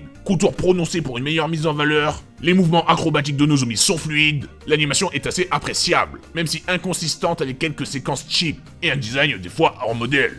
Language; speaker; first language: French; native; French